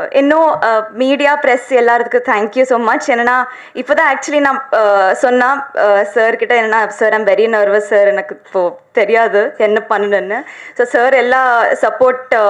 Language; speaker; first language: Tamil; non-native, learner; Telugu